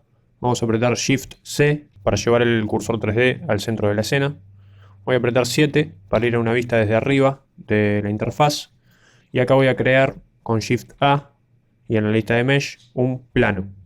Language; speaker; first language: Spanish; native; Spanish